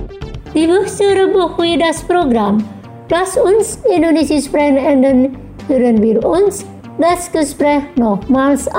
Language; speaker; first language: German; non-native, learner; Indonesian